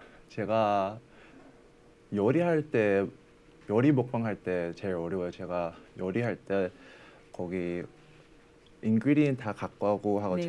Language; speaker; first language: Korean; early bilingual, heritage; English